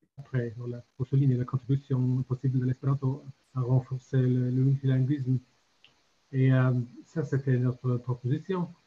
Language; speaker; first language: French; non-native, fluent; English